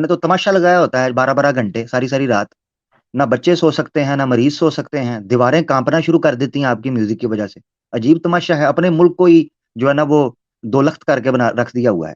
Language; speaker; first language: Hindi; native; Hindi